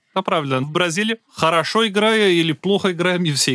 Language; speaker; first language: Russian; non-native, learner; Portuguese